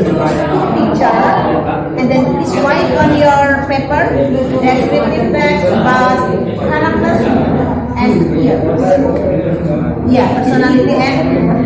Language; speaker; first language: English; non-native, learner; Indonesian